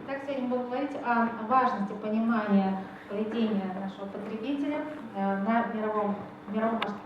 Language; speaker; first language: Russian; native; Russian